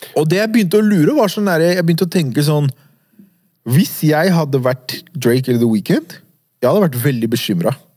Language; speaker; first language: Norwegian; native; Norwegian